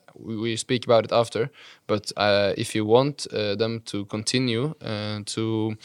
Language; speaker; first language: English; non-native, fluent; Norwegian